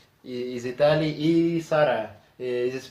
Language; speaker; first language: Russian; non-native, local second language; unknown